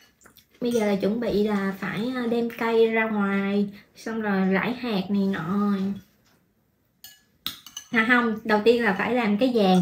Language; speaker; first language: Vietnamese; native; Vietnamese